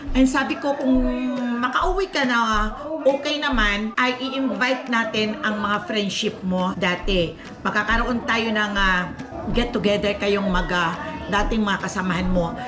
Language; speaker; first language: Filipino; non-native, local second language; Cebuano